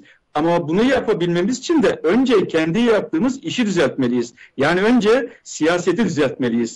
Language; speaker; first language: Turkish; native; Turkish